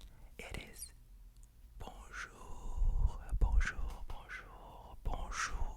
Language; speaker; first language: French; non-native, fluent; English